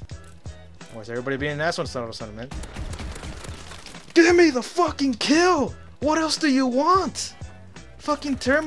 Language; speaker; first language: English; native; English